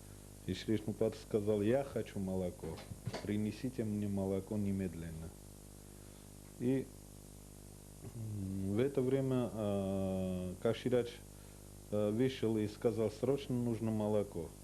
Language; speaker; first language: Russian; non-native, local second language; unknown